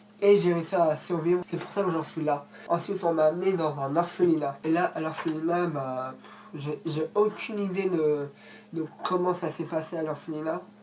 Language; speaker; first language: French; early bilingual, other home language; Russian